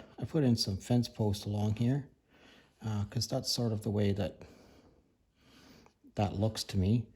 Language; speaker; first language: English; native; English